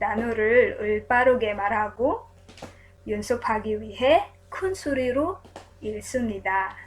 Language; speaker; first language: Korean; non-native, learner; Filipino